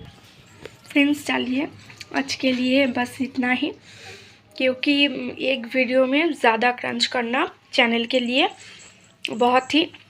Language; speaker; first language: Hindi; non-native, local second language; Bangla